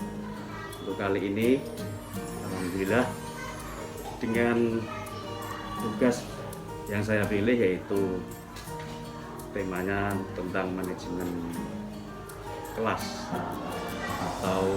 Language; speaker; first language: Indonesian; native; Indonesian